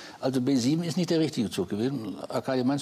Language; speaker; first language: German; native; German